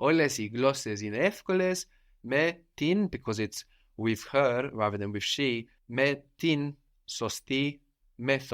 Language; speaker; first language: Greek; early bilingual, heritage; Greek